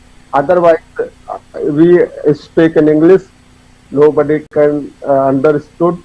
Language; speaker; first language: English; non-native, learner; Hindi